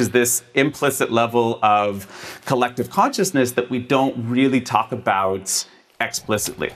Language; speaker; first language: English; native; English